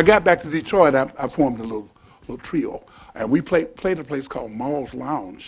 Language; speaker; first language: English; native; English